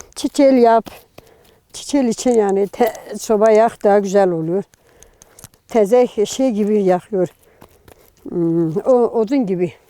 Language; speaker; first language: Turkish; native; Turkish